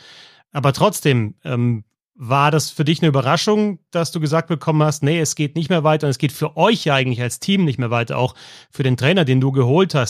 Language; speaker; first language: German; native; German